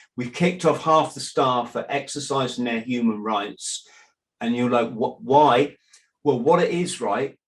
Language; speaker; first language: English; native; English